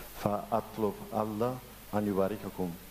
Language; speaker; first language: Arabic; non-native, fluent; Spanish